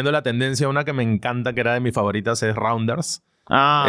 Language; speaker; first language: Spanish; native; Spanish